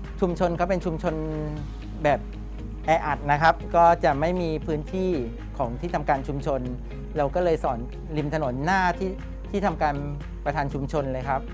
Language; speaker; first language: Thai; native; Thai